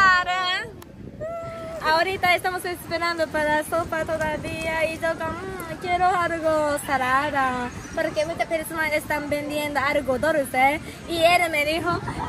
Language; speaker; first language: Spanish; non-native, fluent; Japanese